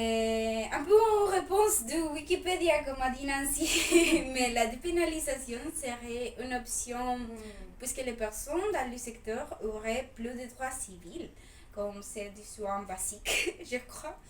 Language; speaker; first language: French; non-native, fluent; Spanish